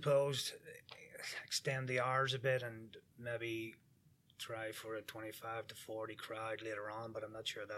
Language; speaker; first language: English; native; English